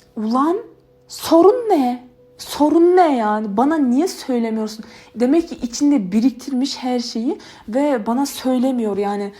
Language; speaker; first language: Turkish; native; Turkish